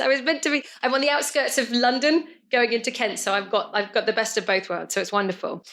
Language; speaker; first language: English; native; English